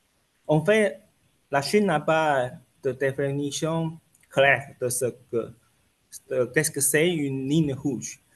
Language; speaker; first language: French; non-native, fluent; Chinese